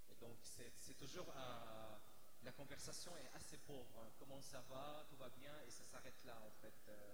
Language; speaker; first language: French; non-native, fluent; Arabic